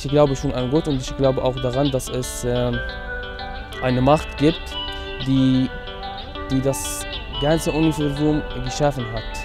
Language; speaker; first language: German; non-native, learner; Arabic